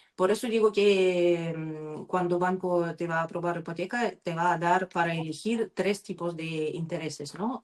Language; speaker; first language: Spanish; non-native, learner; Russian